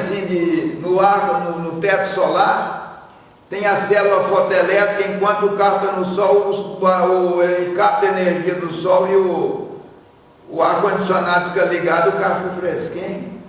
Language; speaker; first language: Portuguese; native; Portuguese